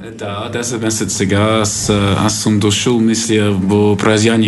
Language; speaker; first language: Bulgarian; non-native, learner; English